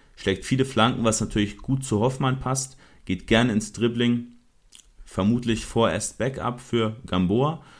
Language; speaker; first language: German; native; German